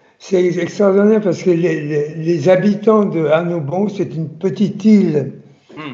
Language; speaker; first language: French; early bilingual, other home language; Italian